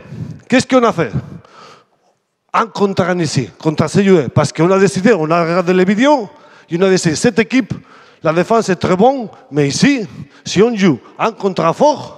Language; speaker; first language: French; non-native, fluent; Spanish